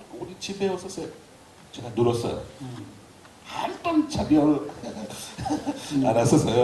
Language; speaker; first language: Korean; non-native, learner; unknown